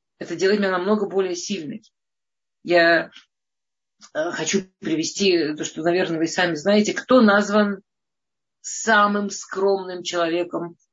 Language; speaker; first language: Russian; early bilingual, heritage; Russian